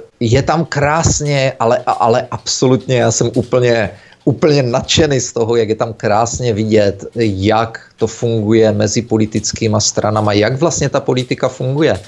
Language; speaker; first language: Czech; native; Czech